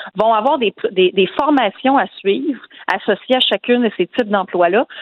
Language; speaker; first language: French; native; French